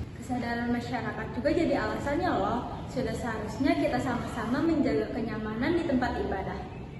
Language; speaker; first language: Indonesian; native; Indonesian